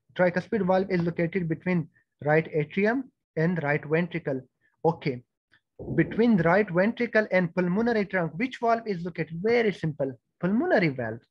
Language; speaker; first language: English; non-native, fluent; Persian